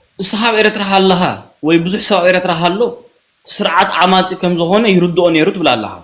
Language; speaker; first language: Tigrinya; early bilingual, heritage; Tigrinya